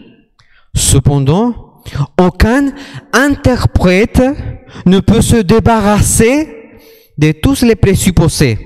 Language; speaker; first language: French; non-native, fluent; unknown